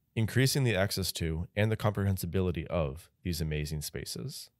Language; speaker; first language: English; native; English